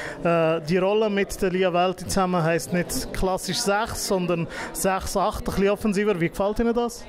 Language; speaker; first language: German; native; German